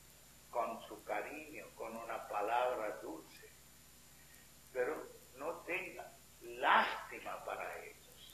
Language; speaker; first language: Spanish; non-native, fluent; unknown